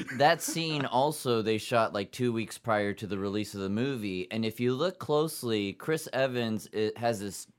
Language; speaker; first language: English; early bilingual, other home language; Japanese